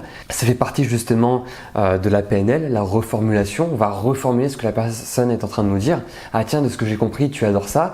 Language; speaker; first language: French; native; French